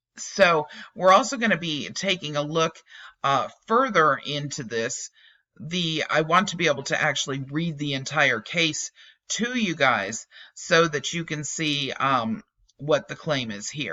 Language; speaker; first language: English; native; English